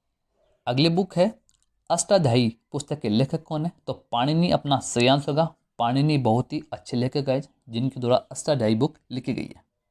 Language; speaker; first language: Hindi; native; Hindi